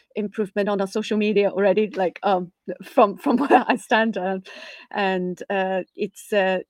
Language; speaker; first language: English; non-native, local second language; Cantonese